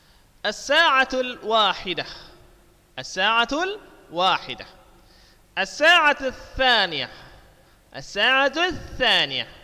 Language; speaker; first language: Arabic; non-native, fluent; Indonesian